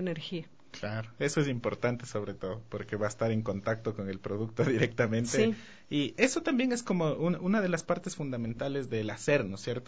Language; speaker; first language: Spanish; native; Spanish